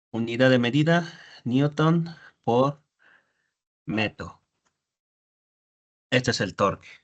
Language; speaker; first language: Spanish; native; Spanish